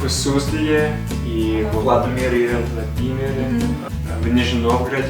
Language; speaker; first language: Russian; non-native, learner; English